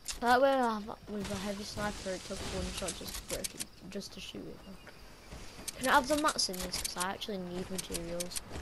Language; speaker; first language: English; native; English